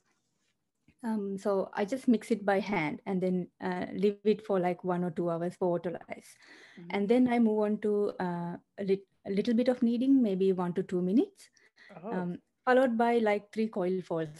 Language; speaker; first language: English; non-native, local second language; Sinhala